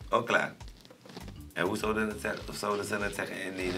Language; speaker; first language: Dutch; native; Dutch